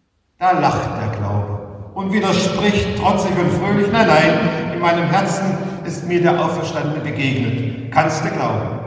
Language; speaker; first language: German; native; German